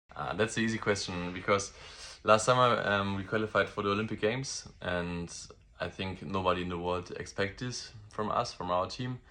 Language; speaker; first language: English; non-native, fluent; German